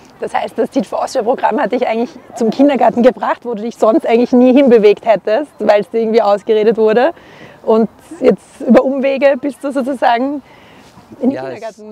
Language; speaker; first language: German; native; German